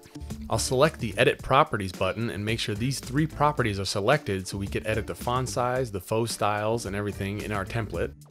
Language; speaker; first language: English; native; English